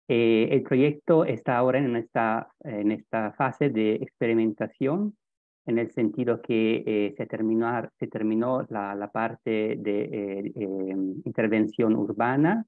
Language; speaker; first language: Spanish; non-native, fluent; Italian